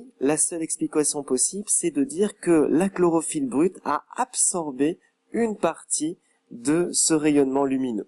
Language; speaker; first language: French; native; French